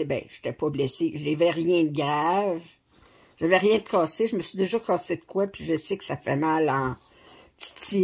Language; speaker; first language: French; native; French